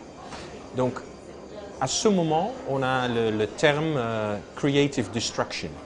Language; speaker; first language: French; non-native, fluent; Dutch